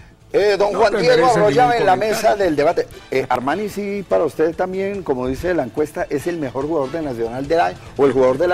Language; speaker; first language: Spanish; native; Spanish